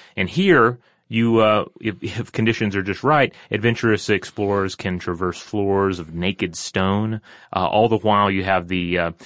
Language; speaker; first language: English; native; English